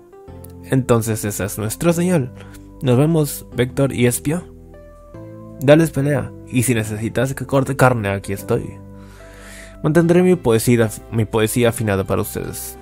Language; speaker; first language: Spanish; native; Spanish